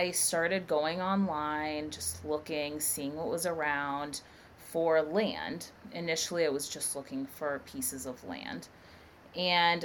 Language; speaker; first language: English; native; English